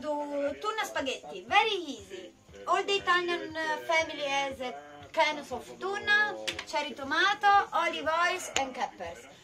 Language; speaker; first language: English; non-native, learner; Italian